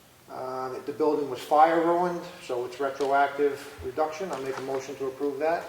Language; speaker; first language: English; native; English